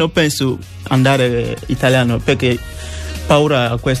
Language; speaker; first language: Italian; non-native, learner; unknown